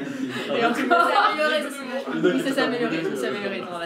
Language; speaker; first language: French; native; French